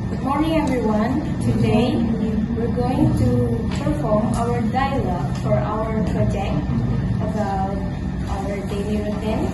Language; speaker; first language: English; non-native, learner; Indonesian